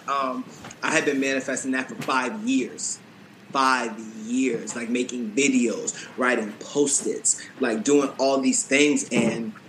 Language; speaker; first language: English; native; English